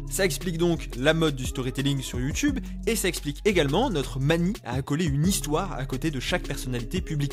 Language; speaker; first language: French; native; French